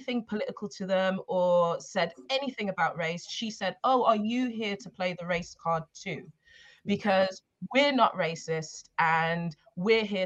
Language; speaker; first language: English; native; English